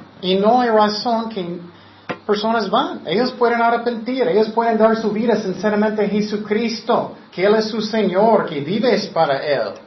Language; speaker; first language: Spanish; non-native, fluent; English